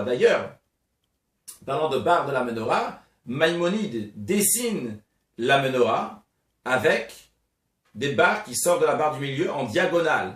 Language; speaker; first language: French; native; French